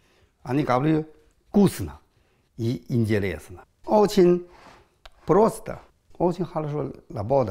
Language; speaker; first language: Russian; non-native, learner; Chinese